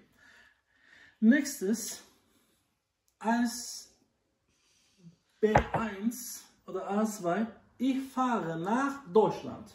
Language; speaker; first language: German; non-native, learner; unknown